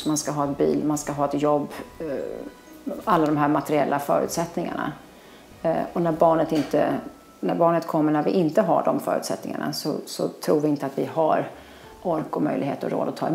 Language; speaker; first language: Swedish; native; Swedish